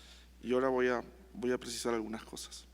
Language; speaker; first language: Spanish; native; Spanish